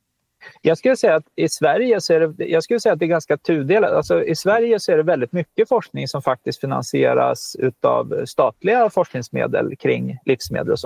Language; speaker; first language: Swedish; native; Swedish